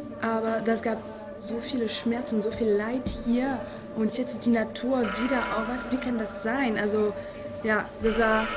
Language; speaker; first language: German; non-native, fluent; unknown